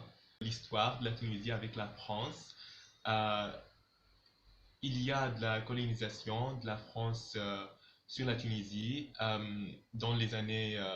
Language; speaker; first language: French; non-native, local second language; Arabic